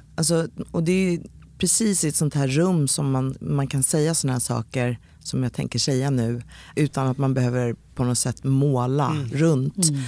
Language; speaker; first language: Swedish; native; Swedish